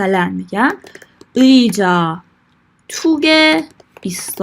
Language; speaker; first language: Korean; non-native, fluent; Persian